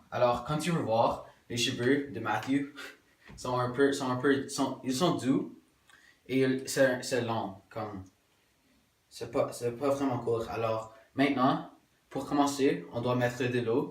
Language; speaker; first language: French; non-native, local second language; English